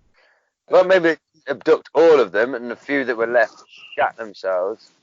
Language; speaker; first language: English; native; English